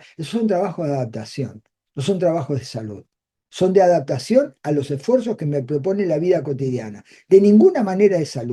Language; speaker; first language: Spanish; native; Spanish